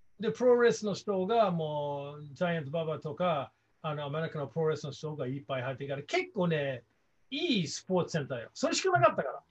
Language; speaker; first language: Japanese; non-native, fluent; English